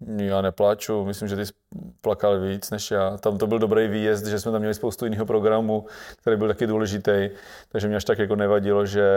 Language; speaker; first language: Czech; native; Czech